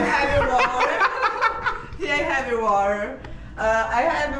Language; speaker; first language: English; non-native, learner; Portuguese